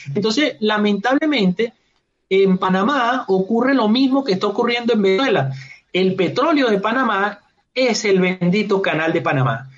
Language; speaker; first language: Spanish; native; Spanish